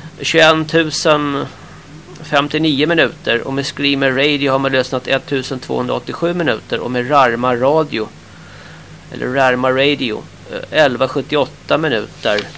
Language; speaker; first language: Swedish; native; Swedish